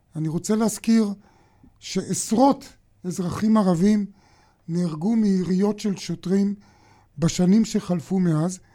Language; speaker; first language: Hebrew; native; Hebrew